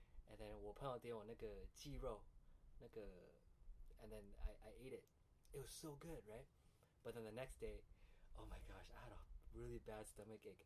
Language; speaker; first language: English; early bilingual, other home language; Chinese